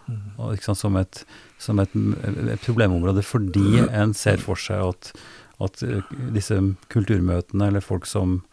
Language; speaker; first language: Norwegian; native; Norwegian